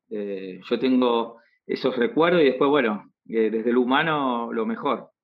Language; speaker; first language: Spanish; native; Spanish